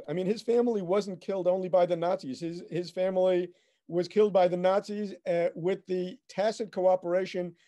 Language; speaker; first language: English; native; English